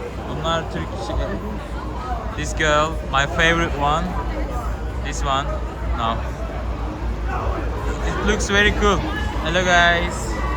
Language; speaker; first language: English; non-native, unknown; Turkish